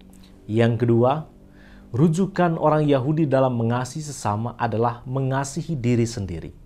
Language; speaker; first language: Indonesian; native; Indonesian